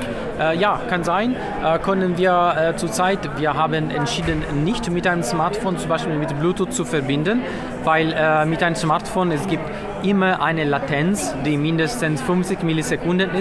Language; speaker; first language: German; non-native, learner; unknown